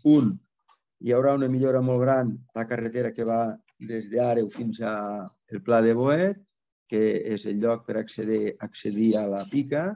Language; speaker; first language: Catalan; native; Catalan